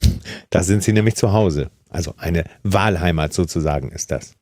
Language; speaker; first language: German; native; German